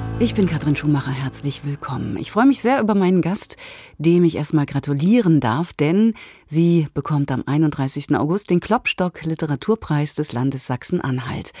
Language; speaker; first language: German; native; German